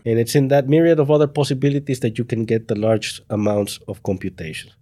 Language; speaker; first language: English; non-native, fluent; Spanish